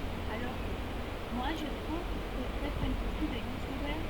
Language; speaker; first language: French; non-native, learner; Spanish